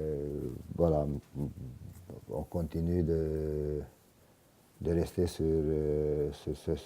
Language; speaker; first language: French; non-native, fluent; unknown